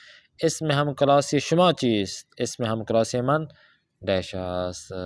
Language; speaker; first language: Persian; non-native, fluent; Urdu